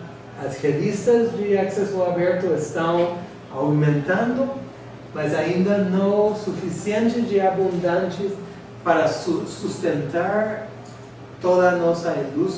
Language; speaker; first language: Portuguese; non-native, fluent; English